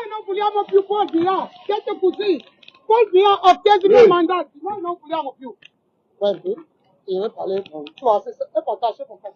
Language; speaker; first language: Italian; non-native, learner; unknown